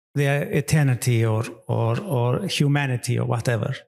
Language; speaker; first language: English; non-native, fluent; Icelandic